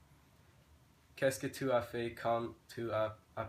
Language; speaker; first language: French; non-native, learner; English